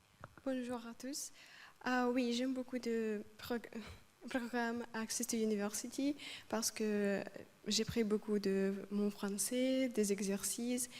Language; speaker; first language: French; non-native, learner; Ukrainian